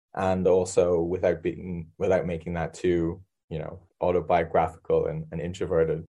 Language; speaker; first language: English; native; English